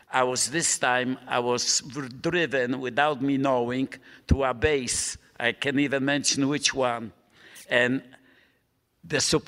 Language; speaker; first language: English; non-native, fluent; Polish